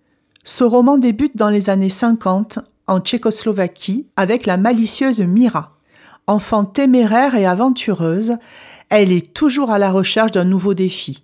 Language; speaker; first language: French; native; French